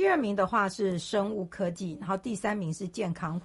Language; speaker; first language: Chinese; native; Chinese